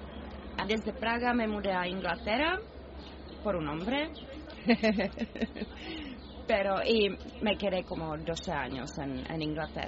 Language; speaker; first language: Spanish; non-native, learner; Czech